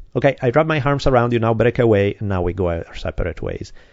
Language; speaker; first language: English; non-native, fluent; Italian